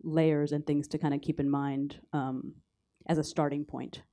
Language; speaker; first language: English; native; English